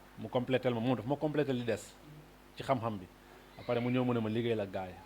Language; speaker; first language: Wolof; native; Wolof